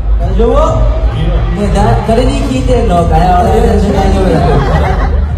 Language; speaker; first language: Japanese; non-native, fluent; Korean